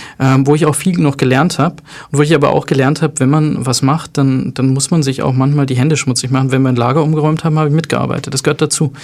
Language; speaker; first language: German; native; German